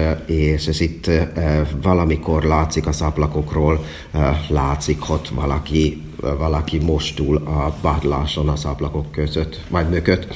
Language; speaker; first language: Hungarian; non-native, fluent; Finnish